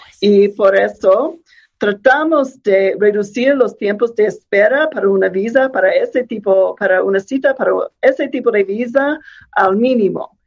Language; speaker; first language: Spanish; non-native, fluent; English